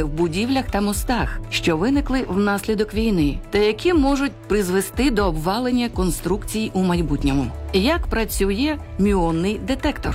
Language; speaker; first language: Ukrainian; native; Ukrainian